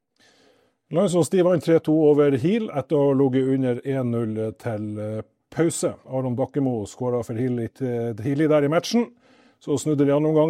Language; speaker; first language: Norwegian; native; Norwegian